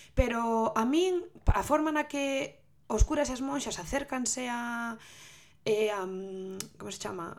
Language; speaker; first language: Galician; non-native, local second language; Spanish